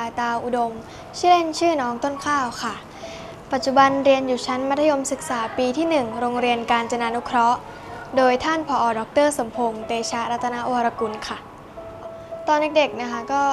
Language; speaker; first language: Thai; native; Thai